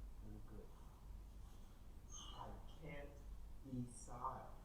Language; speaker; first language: English; non-native, fluent; Thai